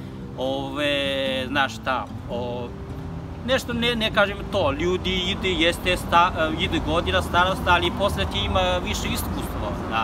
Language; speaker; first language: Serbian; non-native, learner; Chinese